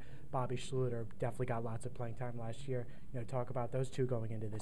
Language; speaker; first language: English; native; English